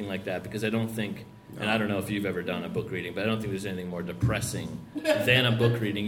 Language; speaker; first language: English; native; English